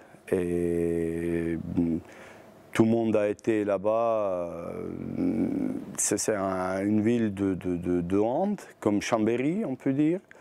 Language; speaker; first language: French; non-native, learner; Bosnian